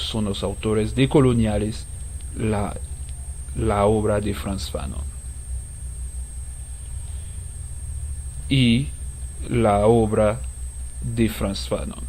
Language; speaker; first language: Spanish; non-native, fluent; Haitian Creole